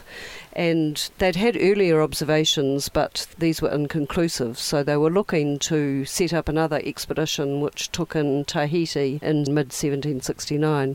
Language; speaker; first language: English; native; English